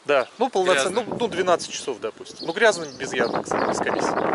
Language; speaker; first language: Russian; native; Russian